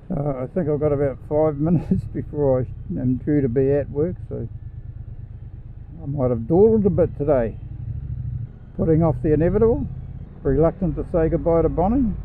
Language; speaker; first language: English; native; English